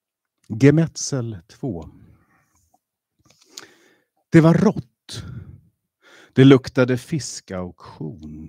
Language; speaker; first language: Swedish; native; Swedish